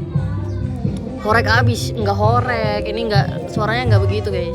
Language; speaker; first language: Indonesian; native; Indonesian